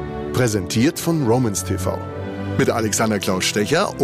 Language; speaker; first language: German; native; German